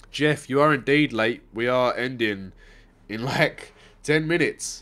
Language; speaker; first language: English; native; English